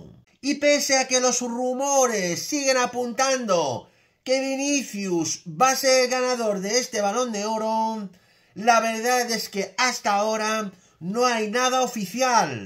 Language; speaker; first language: Spanish; native; Spanish